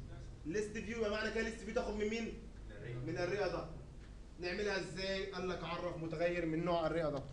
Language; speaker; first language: Arabic; native; Arabic